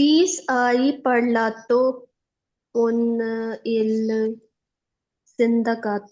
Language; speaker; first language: Italian; non-native, learner; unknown